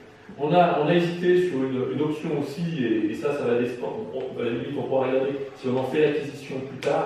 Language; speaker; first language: French; native; French